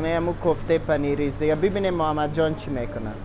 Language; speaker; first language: Persian; native; Persian